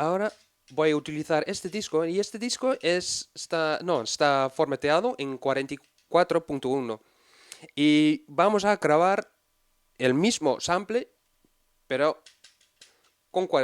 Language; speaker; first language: Spanish; non-native, fluent; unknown